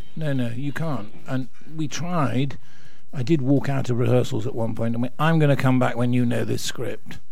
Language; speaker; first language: English; native; English